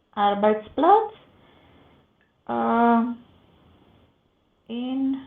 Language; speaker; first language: German; non-native, learner; Macedonian